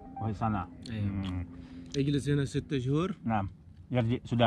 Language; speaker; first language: Arabic; non-native, learner; Indonesian